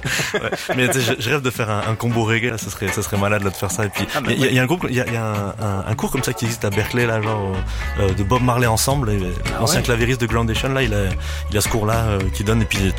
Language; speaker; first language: French; native; French